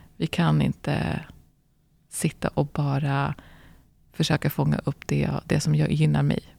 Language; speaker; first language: Swedish; early bilingual, other home language; Arabic